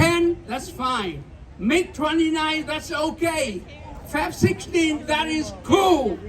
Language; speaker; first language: English; non-native, fluent; Vietnamese